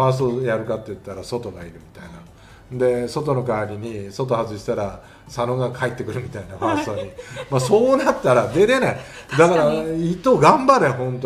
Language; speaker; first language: Japanese; native; Japanese